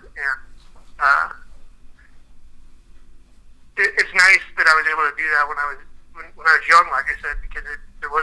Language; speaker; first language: English; native; English